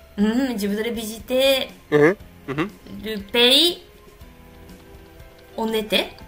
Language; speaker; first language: French; non-native, learner; Japanese